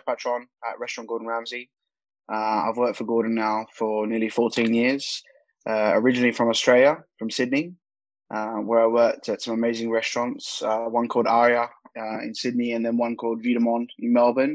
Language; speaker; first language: English; native; English